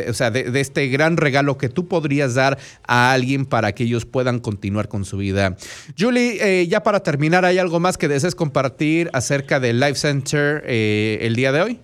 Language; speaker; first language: Spanish; native; Spanish